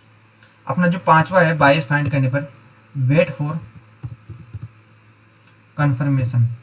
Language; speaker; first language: Hindi; native; Hindi